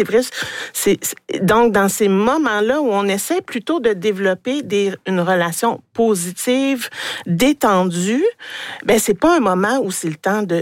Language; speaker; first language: French; native; French